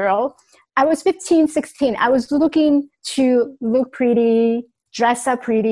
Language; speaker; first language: English; non-native, fluent; Chinese